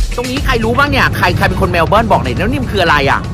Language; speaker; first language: Thai; native; Thai